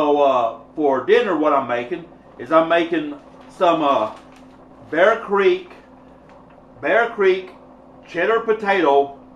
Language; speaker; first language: English; native; English